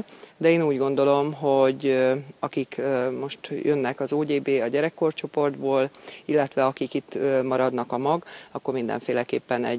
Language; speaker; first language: Hungarian; native; Hungarian